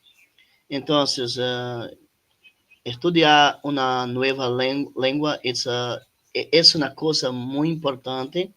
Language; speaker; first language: Spanish; non-native, learner; Portuguese